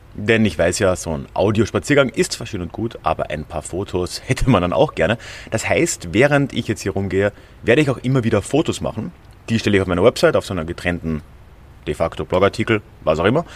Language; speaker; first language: German; native; German